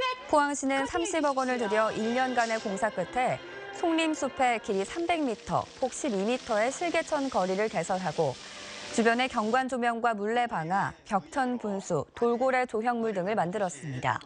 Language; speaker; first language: Korean; native; Korean